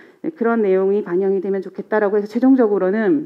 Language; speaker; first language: Korean; native; Korean